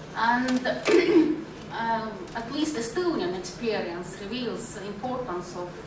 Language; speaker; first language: English; non-native, fluent; Estonian